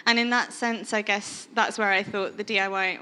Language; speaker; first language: English; native; English